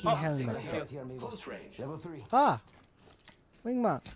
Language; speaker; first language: Japanese; non-native, learner; English